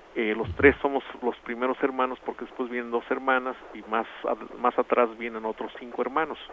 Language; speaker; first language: Spanish; non-native, local second language; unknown